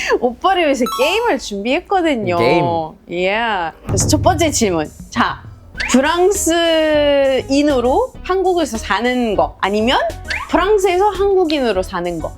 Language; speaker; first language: Korean; non-native, fluent; Arabic